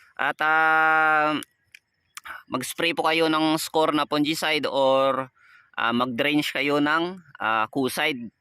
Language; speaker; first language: Filipino; non-native, local second language; Kinaray-a